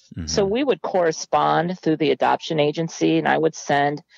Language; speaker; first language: English; native; English